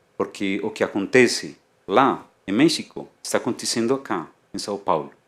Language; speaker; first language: Portuguese; non-native, fluent; Spanish